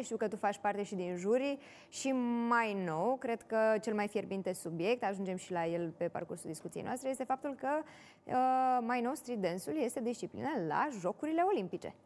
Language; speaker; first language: Romanian; native; Romanian